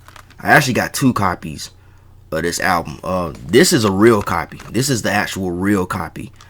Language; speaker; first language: English; native; English